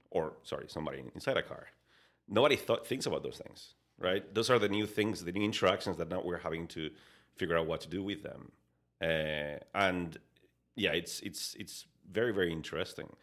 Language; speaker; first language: English; non-native, fluent; Spanish